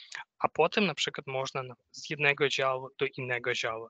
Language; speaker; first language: Polish; non-native, fluent; Ukrainian